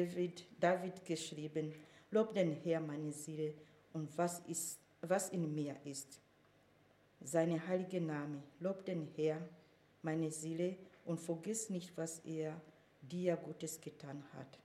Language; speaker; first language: German; non-native, fluent; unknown